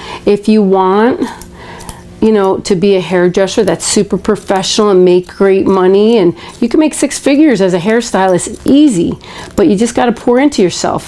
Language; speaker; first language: English; native; English